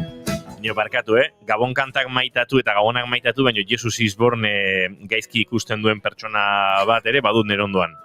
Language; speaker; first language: Basque; native; Basque